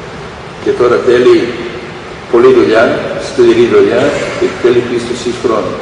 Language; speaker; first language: Greek; non-native, fluent; Serbian